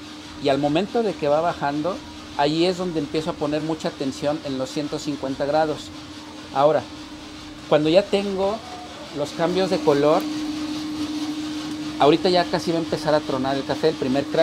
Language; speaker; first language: Spanish; native; Spanish